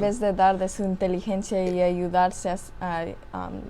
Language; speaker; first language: Spanish; early bilingual, heritage; English